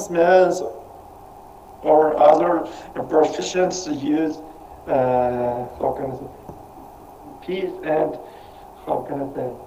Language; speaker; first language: English; non-native, learner; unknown